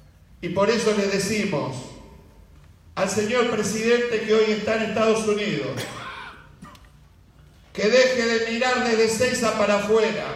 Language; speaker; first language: Spanish; native; Spanish